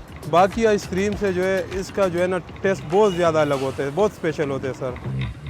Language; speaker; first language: Hindi; non-native, local second language; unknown